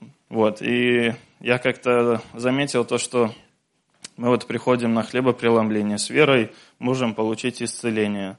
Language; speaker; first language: Russian; native; Russian